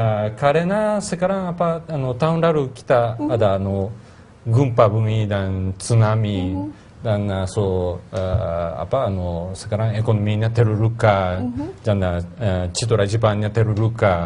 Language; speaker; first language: Indonesian; non-native, learner; Japanese